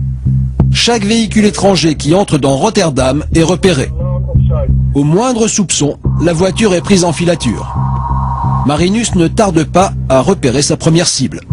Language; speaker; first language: French; native; French